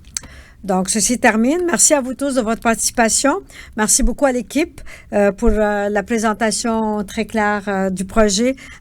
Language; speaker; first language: French; native; French